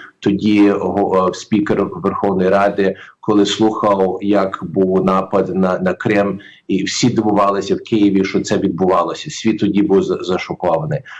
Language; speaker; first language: Ukrainian; early bilingual, heritage; Ukrainian